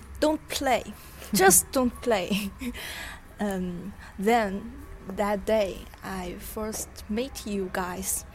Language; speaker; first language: English; non-native, learner; Chinese